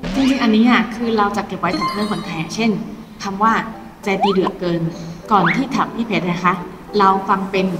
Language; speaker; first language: Thai; non-native, fluent; Chinese